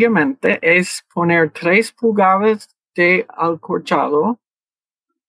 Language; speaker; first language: Spanish; early bilingual, heritage; Spanish